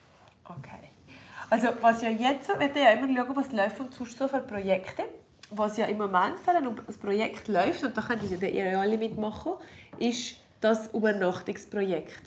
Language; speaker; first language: German; native; German